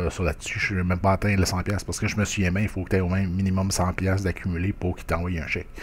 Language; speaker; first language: French; native; French